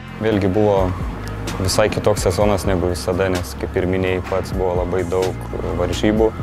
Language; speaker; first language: Lithuanian; native; Lithuanian